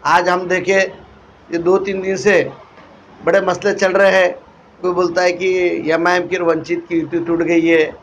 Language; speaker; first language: Hindi; non-native, local second language; Marathi